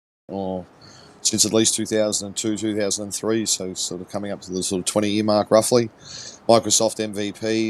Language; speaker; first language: English; native; English